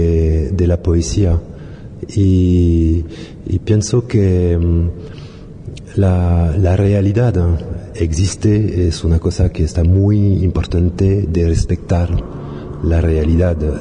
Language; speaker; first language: Spanish; non-native, learner; French